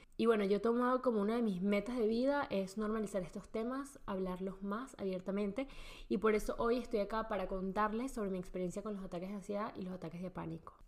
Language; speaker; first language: Spanish; native; Spanish